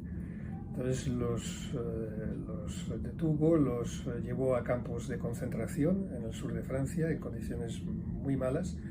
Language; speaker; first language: Spanish; native; Spanish